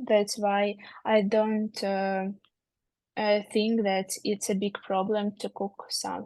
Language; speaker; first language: English; non-native, learner; Russian